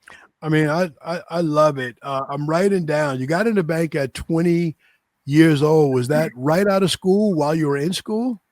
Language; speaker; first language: English; native; English